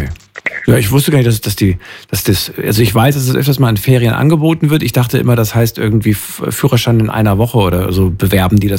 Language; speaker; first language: German; native; German